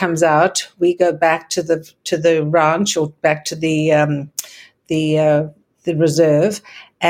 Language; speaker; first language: English; native; English